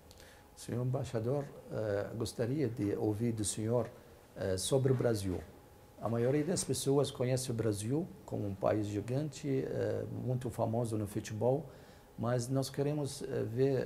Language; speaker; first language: Portuguese; non-native, fluent; Arabic